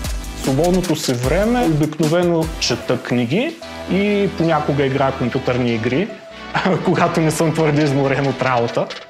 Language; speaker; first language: Bulgarian; native; Bulgarian